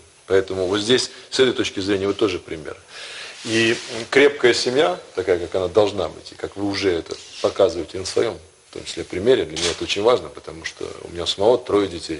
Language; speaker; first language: Russian; native; Russian